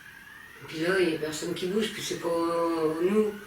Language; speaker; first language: French; native; French